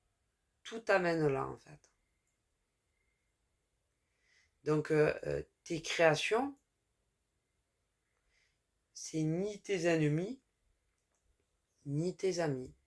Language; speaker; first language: French; native; French